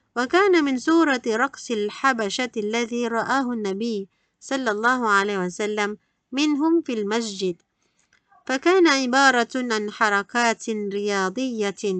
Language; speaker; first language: Arabic; non-native, fluent; Malay